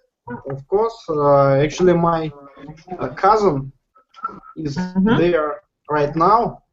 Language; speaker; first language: English; non-native, learner; Russian